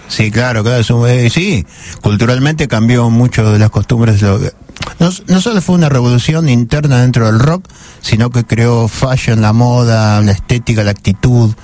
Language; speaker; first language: Spanish; native; Spanish